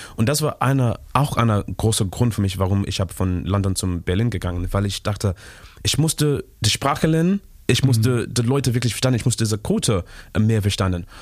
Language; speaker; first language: German; non-native, learner; Shona